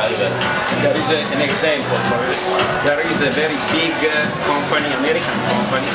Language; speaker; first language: English; non-native, fluent; Italian